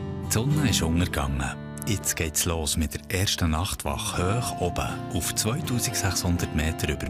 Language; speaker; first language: German; native; German